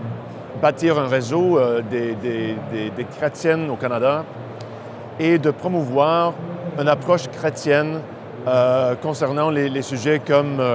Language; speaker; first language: French; non-native, local second language; English